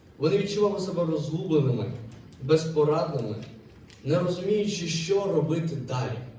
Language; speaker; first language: Ukrainian; native; Ukrainian